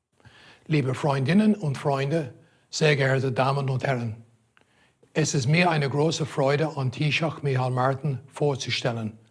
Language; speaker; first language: German; non-native, fluent; English